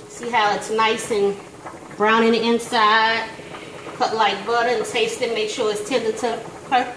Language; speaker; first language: English; native; English